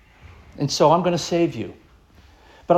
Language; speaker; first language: English; native; English